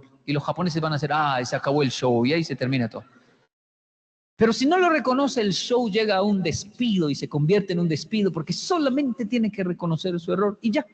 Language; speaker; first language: Spanish; native; Spanish